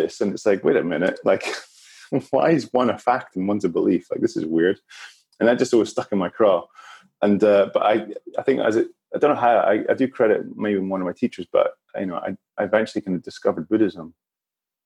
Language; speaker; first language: English; native; English